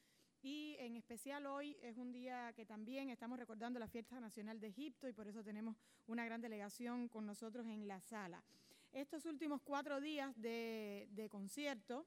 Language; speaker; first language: Spanish; native; Spanish